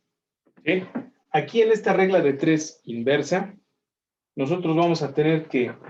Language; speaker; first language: Spanish; native; Spanish